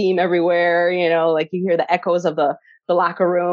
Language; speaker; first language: English; early bilingual, other home language; Polish